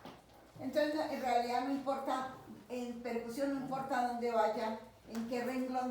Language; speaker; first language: Spanish; native; Spanish